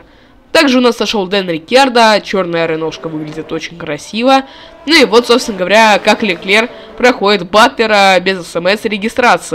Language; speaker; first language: Russian; native; Russian